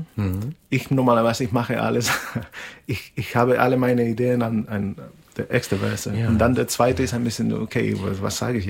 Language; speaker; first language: German; non-native, learner; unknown